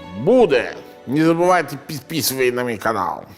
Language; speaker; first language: Ukrainian; non-native, learner; Italian